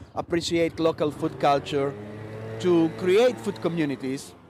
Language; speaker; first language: English; non-native, fluent; Greek